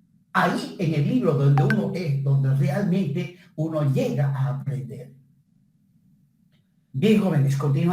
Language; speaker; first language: Spanish; native; Spanish